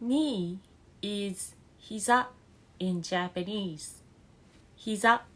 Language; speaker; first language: English; non-native, fluent; Japanese